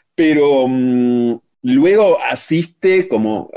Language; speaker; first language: Spanish; native; Spanish